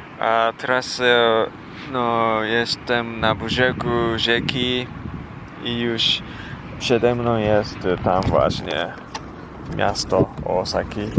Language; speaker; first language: Polish; non-native, fluent; Japanese